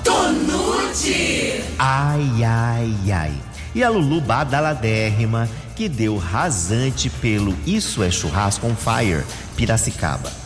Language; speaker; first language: Portuguese; native; Portuguese